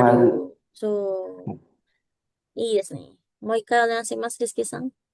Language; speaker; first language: Japanese; non-native, fluent; Indonesian